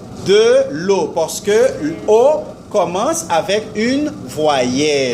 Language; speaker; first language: French; non-native, fluent; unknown